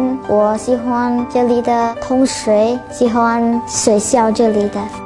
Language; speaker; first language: Chinese; non-native, learner; Khmer